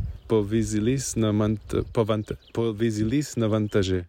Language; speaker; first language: Russian; non-native, learner; English